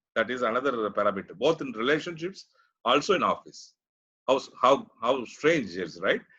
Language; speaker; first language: English; non-native, local second language; Tamil